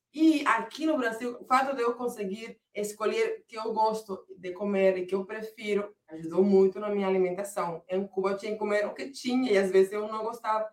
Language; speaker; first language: Portuguese; non-native, fluent; Spanish